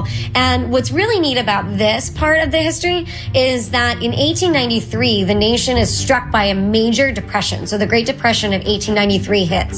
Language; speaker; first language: English; native; English